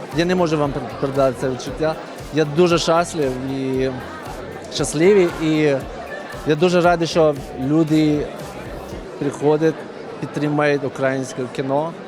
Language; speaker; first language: Ukrainian; non-native, learner; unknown